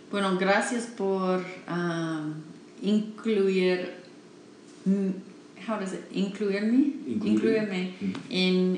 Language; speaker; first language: Spanish; non-native, learner; English